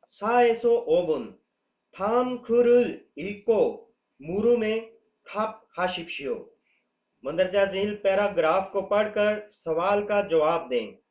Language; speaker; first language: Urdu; native; Urdu